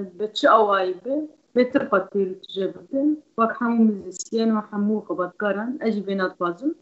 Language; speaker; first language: Kurdish; native; Kurdish